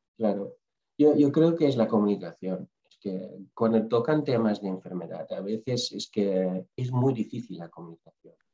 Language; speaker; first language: Spanish; non-native, fluent; Dutch